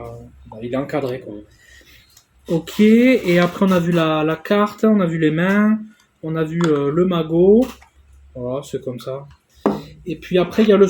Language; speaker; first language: French; native; French